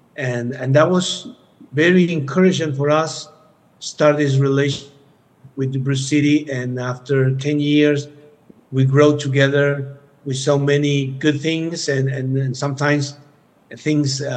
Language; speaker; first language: English; non-native, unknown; Spanish